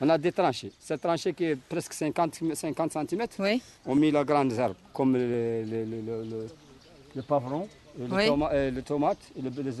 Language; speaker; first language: French; non-native, local second language; Arabic